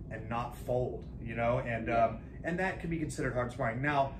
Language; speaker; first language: English; native; English